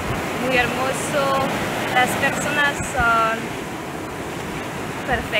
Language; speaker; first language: Spanish; non-native, learner; French